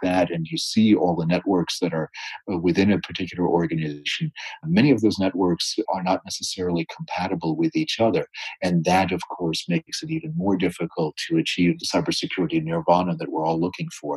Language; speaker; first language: English; native; English